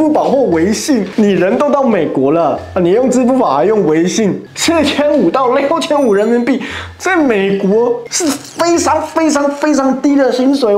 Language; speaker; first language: Chinese; native; Chinese